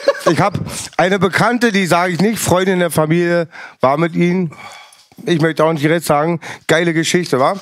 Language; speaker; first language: German; native; German